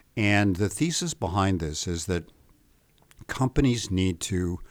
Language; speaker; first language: English; native; English